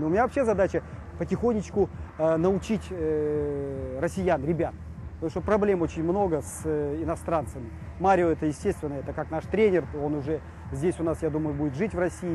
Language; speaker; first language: Russian; native; Russian